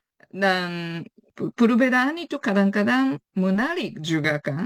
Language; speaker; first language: Indonesian; non-native, fluent; Japanese